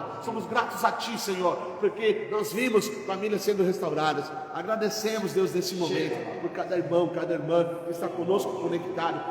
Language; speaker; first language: Portuguese; native; Portuguese